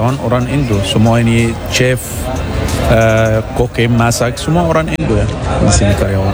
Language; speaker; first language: Indonesian; non-native, learner; Arabic